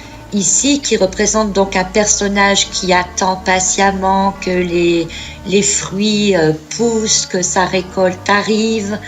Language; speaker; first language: French; native; French